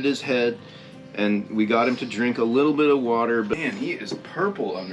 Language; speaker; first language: English; native; English